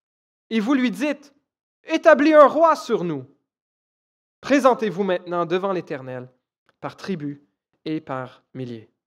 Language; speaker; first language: French; native; French